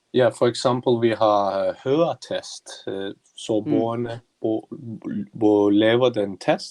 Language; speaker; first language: Danish; non-native, learner; Turkish